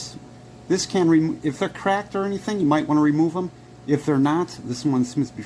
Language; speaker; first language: English; native; English